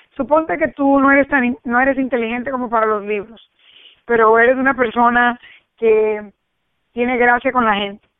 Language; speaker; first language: Spanish; early bilingual, heritage; Spanish